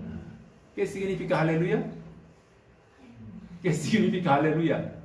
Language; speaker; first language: Spanish; non-native, fluent; Korean